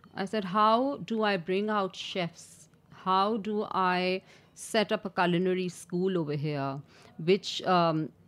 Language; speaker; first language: English; non-native, local second language; Urdu